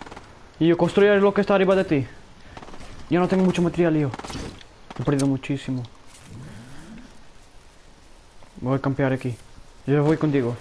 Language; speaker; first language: Spanish; non-native, learner; English